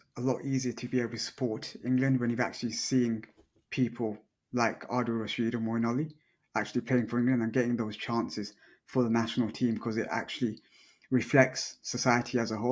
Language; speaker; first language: English; native; English